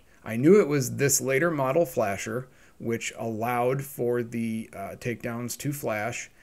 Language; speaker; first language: English; native; English